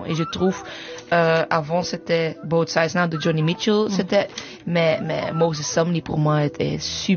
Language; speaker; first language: French; non-native, learner; English